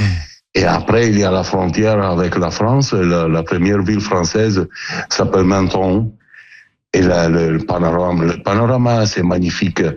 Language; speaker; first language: French; non-native, learner; Italian